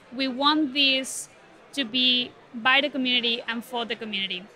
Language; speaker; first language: English; non-native, fluent; Spanish